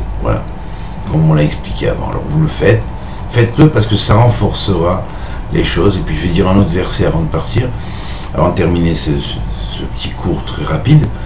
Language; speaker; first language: French; native; French